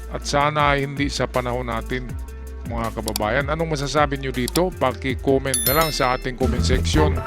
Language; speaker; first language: Filipino; native; Filipino